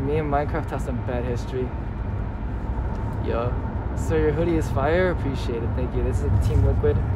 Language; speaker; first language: English; early bilingual, other home language; Korean